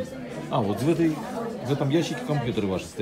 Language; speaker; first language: Russian; native; Russian